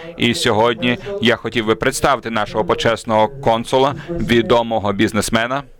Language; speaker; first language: Ukrainian; non-native, fluent; Azerbaijani